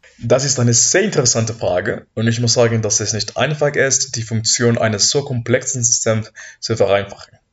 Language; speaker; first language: German; non-native, fluent; Spanish